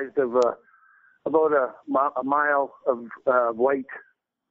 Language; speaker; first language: English; native; English